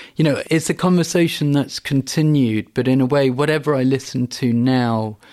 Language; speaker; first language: English; native; English